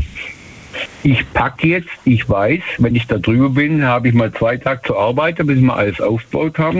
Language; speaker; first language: German; native; German